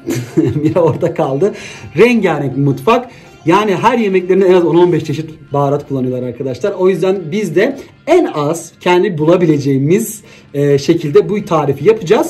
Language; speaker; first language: Turkish; native; Turkish